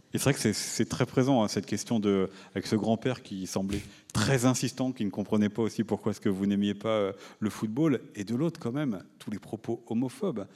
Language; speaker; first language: French; native; French